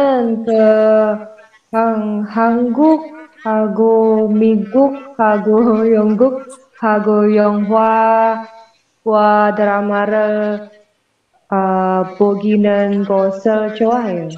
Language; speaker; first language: Korean; non-native, learner; Indonesian